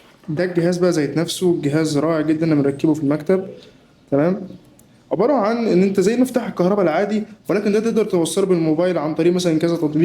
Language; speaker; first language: Arabic; native; Arabic